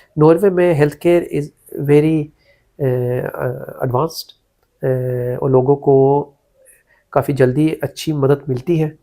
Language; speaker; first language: Urdu; early bilingual, heritage; Urdu